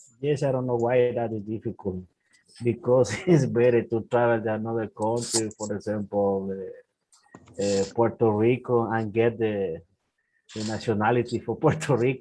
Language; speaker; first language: English; non-native, learner; Spanish